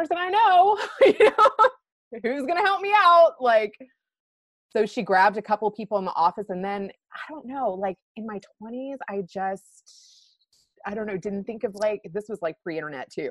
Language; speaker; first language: English; native; English